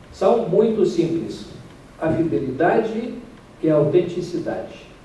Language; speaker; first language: Portuguese; non-native, fluent; Russian